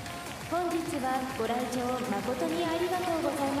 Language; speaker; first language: Japanese; native; Japanese